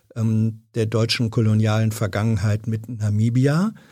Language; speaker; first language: German; non-native, fluent; French